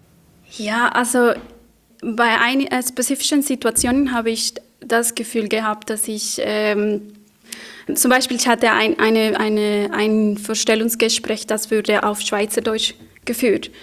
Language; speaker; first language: German; non-native, fluent; Spanish